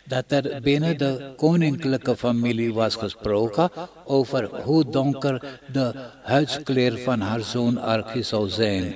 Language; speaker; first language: Dutch; non-native, local second language; Hindi